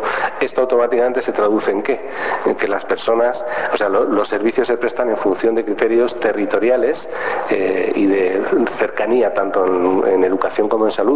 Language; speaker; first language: Spanish; native; Spanish